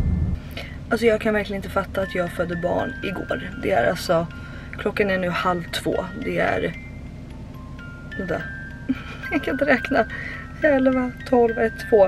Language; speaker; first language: Swedish; native; Swedish